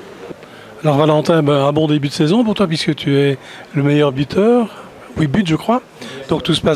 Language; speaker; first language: French; native; French